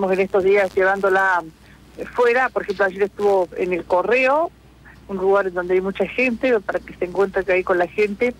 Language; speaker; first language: Spanish; native; Spanish